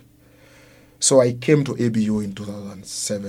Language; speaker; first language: English; non-native, fluent; Luo (Kenya and Tanzania)